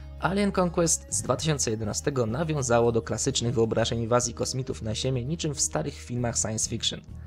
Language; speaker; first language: Polish; native; Polish